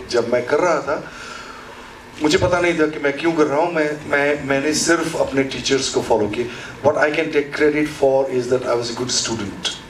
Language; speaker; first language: Hindi; non-native, local second language; Assamese